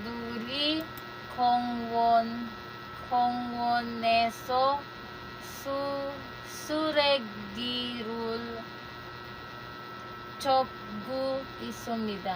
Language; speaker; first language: Korean; non-native, learner; Filipino